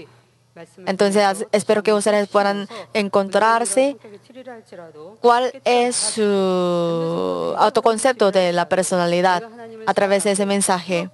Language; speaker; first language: Spanish; non-native, learner; Korean